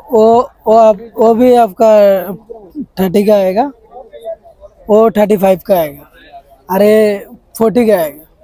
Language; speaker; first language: Hindi; non-native, learner; Bangla